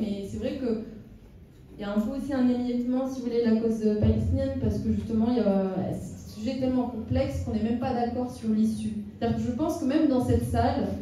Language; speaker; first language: French; early bilingual, other home language; Arabic